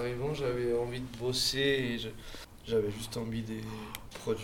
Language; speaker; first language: French; non-native, fluent; Spanish